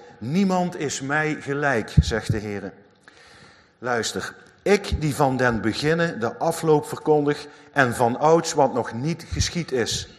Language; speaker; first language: Dutch; native; Dutch